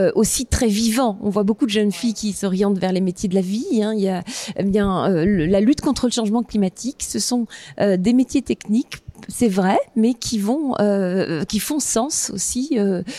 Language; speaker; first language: French; native; French